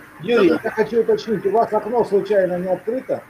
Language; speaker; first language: Russian; native; Russian